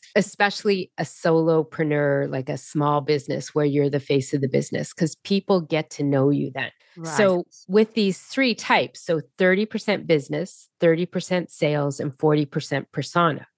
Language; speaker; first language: English; native; English